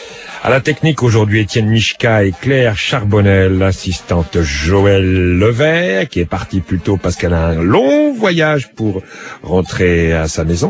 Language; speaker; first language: French; native; French